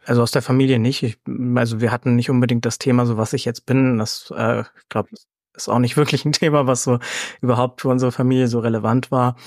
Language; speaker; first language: German; native; German